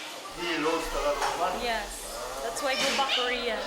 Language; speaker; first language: English; non-native, local second language; Cebuano